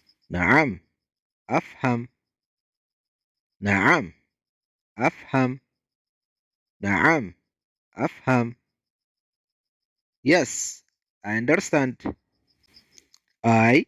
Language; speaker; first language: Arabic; non-native, fluent; Amharic